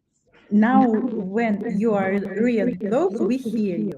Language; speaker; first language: English; non-native, fluent; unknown